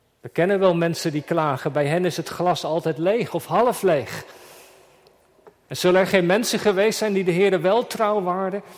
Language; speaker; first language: Dutch; native; Dutch